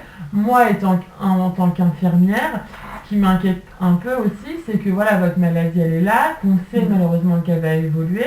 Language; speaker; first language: French; native; French